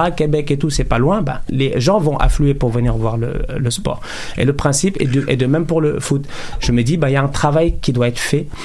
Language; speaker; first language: French; non-native, local second language; Wolof